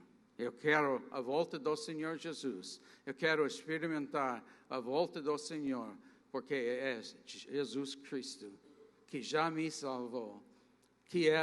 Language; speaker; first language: Portuguese; non-native, fluent; English